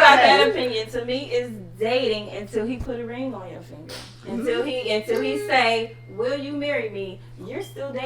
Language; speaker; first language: English; native; English